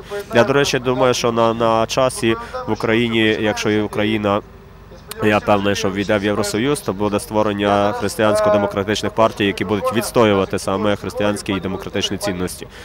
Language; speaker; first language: Ukrainian; native; Ukrainian